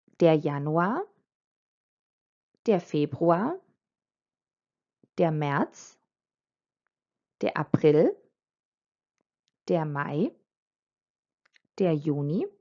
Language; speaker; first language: German; non-native, fluent; Croatian